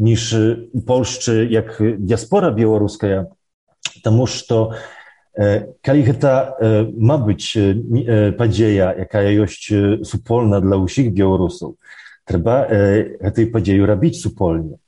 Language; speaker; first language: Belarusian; early bilingual, heritage; Belarusian